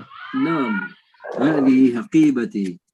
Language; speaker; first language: Arabic; non-native, learner; Indonesian